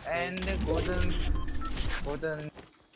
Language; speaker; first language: English; non-native, learner; Korean